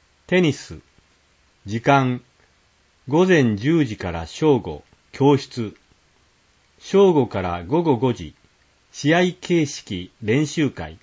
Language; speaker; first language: Japanese; native; Japanese